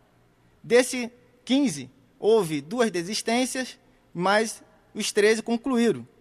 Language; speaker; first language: Portuguese; native; Portuguese